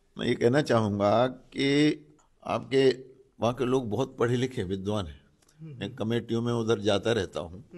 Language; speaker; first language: Hindi; native; Hindi